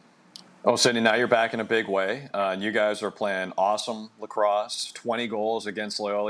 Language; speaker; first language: English; native; English